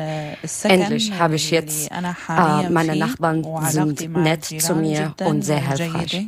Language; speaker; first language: German; non-native, learner; Arabic